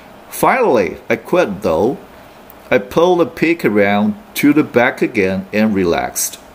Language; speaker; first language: English; non-native, fluent; Chinese